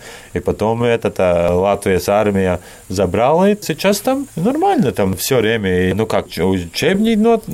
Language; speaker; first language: Russian; non-native, learner; Latvian